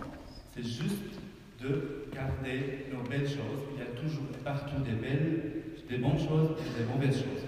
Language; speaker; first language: French; non-native, fluent; Arabic